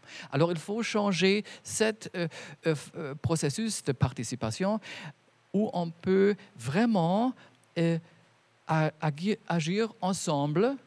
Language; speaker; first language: French; non-native, fluent; German